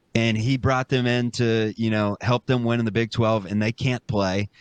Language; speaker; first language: English; native; English